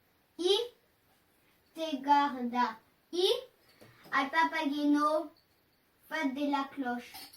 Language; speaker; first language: Catalan; non-native, local second language; French